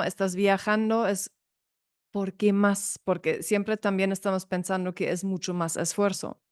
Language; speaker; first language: Spanish; non-native, fluent; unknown